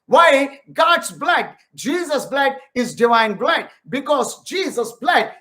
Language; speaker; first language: English; non-native, local second language; Telugu